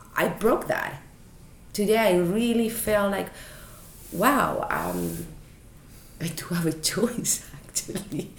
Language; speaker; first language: English; non-native, fluent; Spanish